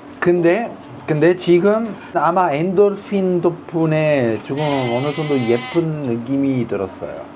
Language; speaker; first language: Korean; non-native, fluent; Italian